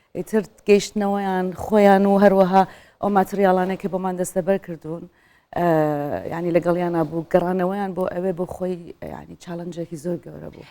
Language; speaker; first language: Central Kurdish; native; Central Kurdish